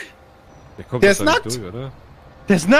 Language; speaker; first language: German; native; German